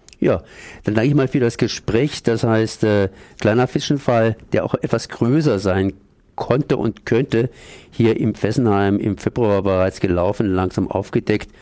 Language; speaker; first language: German; native; German